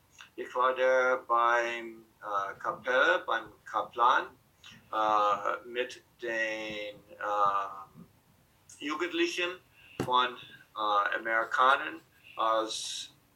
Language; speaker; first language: German; non-native, fluent; English